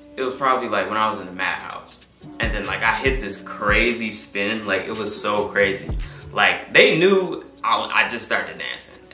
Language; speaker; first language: English; native; English